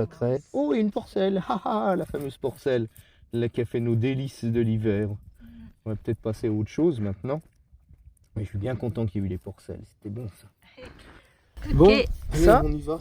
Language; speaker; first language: French; native; French